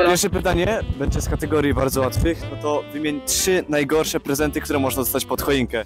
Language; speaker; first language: Polish; native; Polish